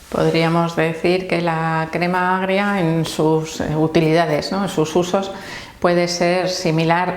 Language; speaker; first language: Spanish; native; Spanish